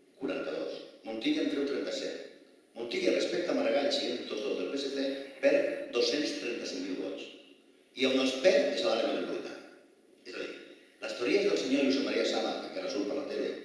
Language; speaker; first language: Catalan; non-native, local second language; Spanish